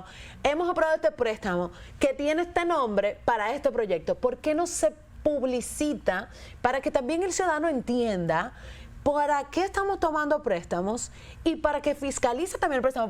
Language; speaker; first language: Spanish; native; Spanish